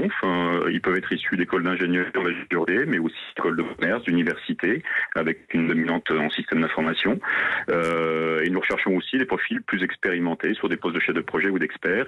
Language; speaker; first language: French; native; French